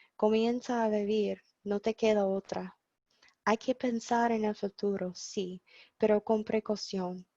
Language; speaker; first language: Spanish; non-native, fluent; English